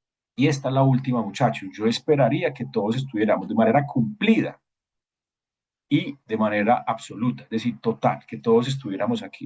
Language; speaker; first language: Spanish; native; Spanish